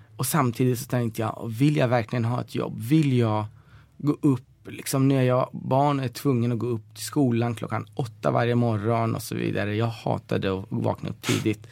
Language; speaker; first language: Swedish; early bilingual, other home language; Persian